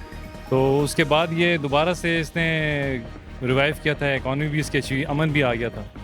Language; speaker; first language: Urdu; non-native, local second language; Pashto